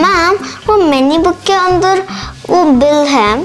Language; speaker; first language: Hindi; native; Hindi